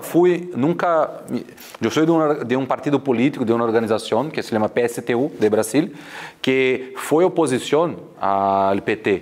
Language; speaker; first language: Spanish; non-native, fluent; Portuguese